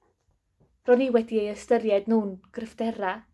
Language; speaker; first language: Welsh; native; Welsh